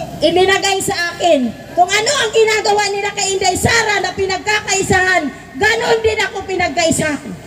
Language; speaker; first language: Filipino; non-native, local second language; Waray